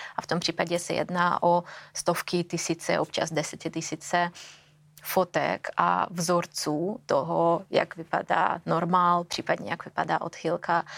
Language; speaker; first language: Czech; native; Czech